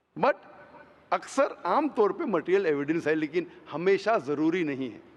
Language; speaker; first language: Hindi; non-native, local second language; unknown